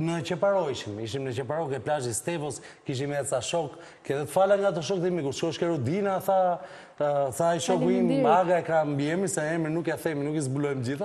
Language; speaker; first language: Albanian; native; Albanian